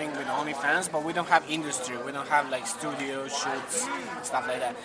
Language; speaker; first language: English; non-native, learner; Serbian